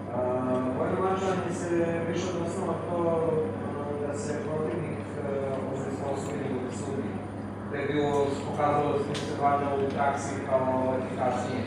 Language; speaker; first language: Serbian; non-native, learner; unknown